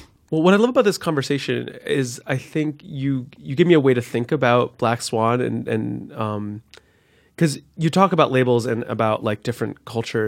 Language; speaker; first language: English; native; English